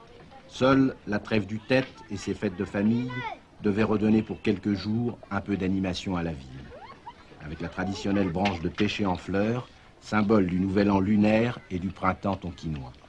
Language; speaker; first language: French; native; French